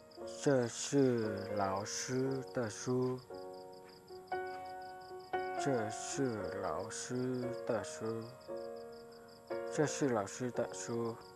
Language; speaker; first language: Chinese; non-native, fluent; Hmong